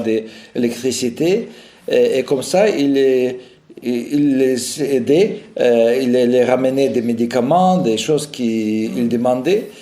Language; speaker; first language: French; non-native, fluent; Russian